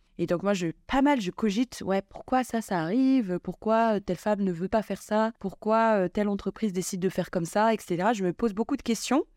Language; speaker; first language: French; non-native, local second language; Malagasy